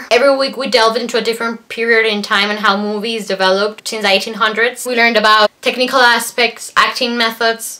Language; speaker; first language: English; non-native, fluent; Spanish